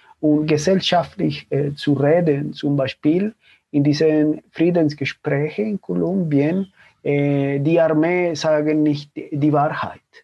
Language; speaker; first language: German; non-native, fluent; Spanish